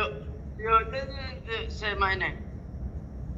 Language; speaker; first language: English; non-native, learner; Arabic